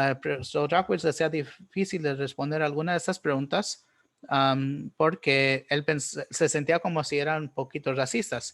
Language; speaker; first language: Spanish; early bilingual, heritage; Spanish